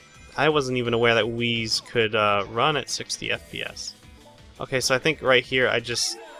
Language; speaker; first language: English; native; English